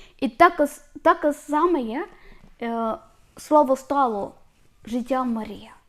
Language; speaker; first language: Ukrainian; non-native, learner; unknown